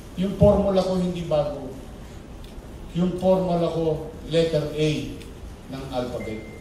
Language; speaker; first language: Filipino; native; Filipino